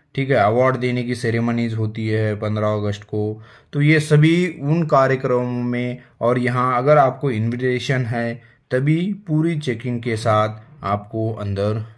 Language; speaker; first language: Hindi; non-native, local second language; Marathi